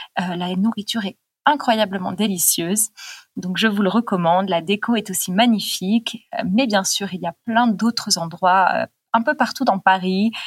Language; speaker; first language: French; native; French